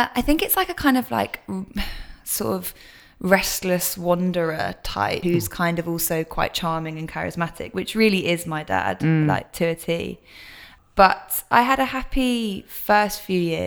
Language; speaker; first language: English; native; English